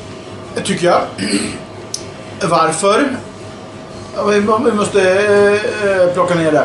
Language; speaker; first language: Swedish; native; Swedish